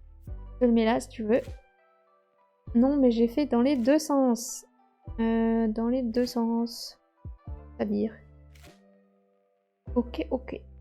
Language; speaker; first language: French; native; French